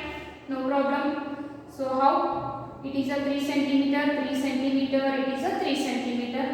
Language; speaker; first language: English; non-native, local second language; Kannada